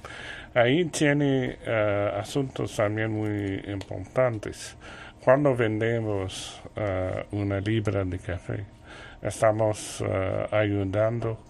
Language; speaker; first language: Spanish; non-native, learner; French